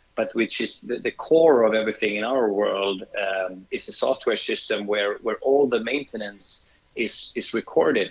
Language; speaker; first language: English; non-native, fluent; Swedish